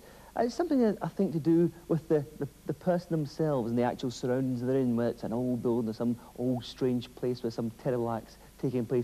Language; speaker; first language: English; native; English